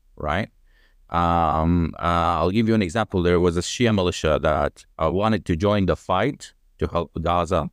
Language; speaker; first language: English; non-native, fluent; Arabic